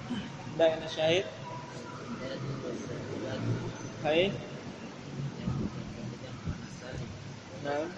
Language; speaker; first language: Arabic; non-native, fluent; Indonesian